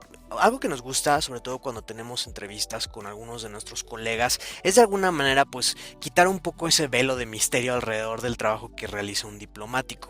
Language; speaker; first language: Spanish; native; Spanish